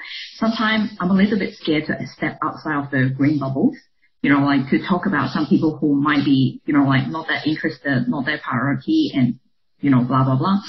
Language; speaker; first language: English; non-native, local second language; Cantonese